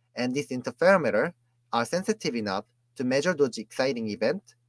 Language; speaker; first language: English; non-native, fluent; Korean